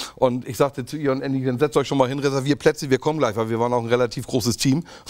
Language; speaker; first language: German; native; German